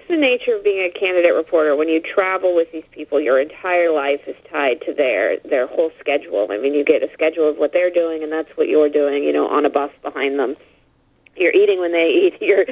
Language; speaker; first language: English; native; English